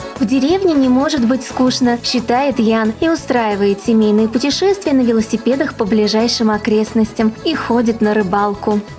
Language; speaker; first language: Russian; native; Russian